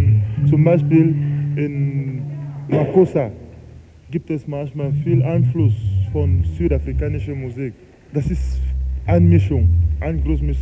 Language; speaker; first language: German; non-native, fluent; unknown